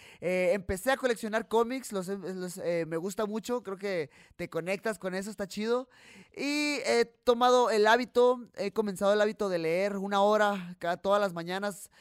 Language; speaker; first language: Spanish; native; Spanish